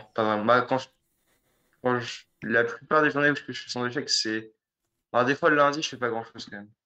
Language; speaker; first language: French; native; French